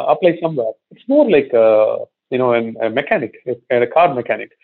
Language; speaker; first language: English; non-native, local second language; Tamil